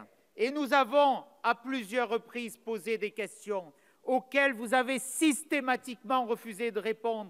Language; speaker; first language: French; native; French